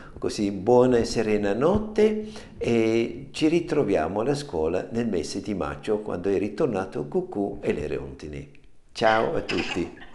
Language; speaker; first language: Italian; non-native, fluent; German